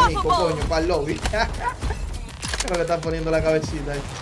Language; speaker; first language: Spanish; native; Spanish